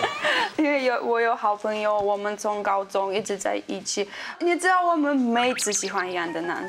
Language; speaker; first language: Chinese; non-native, fluent; Russian